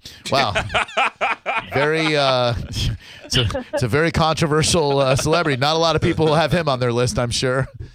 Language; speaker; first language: English; native; English